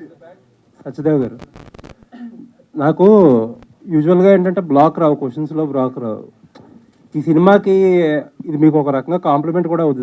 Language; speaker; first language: Telugu; native; Telugu